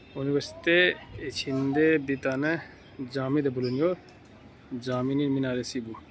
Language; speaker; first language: Turkish; non-native, fluent; Hindi